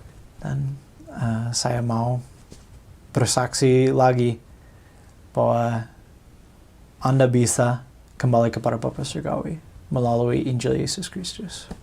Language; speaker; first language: Indonesian; non-native, fluent; English